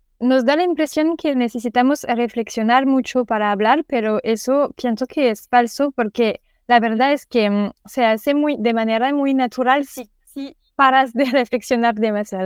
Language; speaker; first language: Spanish; non-native, learner; French